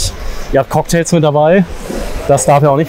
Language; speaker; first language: German; native; German